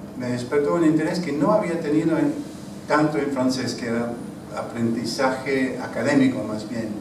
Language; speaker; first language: Spanish; non-native, fluent; English